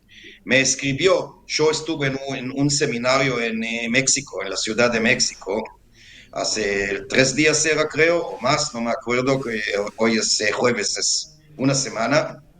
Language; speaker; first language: Spanish; non-native, fluent; Hebrew